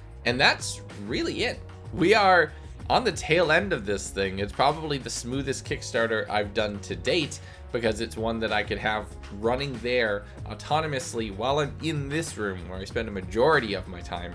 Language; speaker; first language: English; native; English